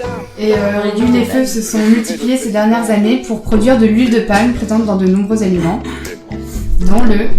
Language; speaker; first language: French; native; French